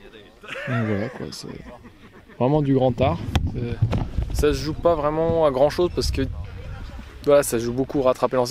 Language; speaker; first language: French; native; French